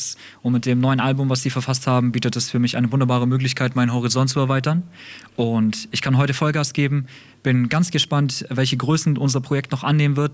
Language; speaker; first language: German; early bilingual, other home language; Russian